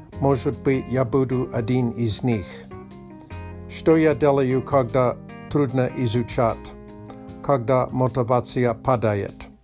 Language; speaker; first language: Russian; non-native, learner; Polish